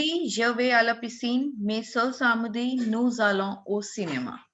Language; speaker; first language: French; non-native, fluent; Hindi